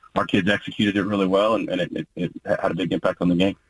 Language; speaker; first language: English; native; English